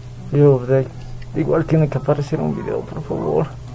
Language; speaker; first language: Spanish; native; Spanish